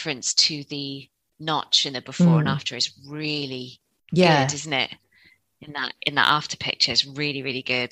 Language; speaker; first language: English; native; English